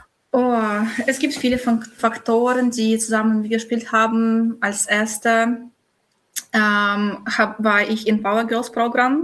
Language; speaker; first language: German; non-native, fluent; Russian